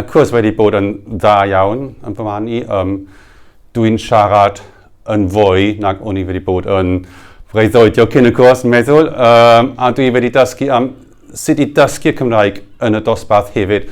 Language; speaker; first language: Welsh; non-native, local second language; English